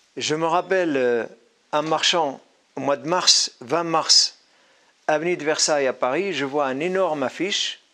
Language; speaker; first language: French; non-native, fluent; Arabic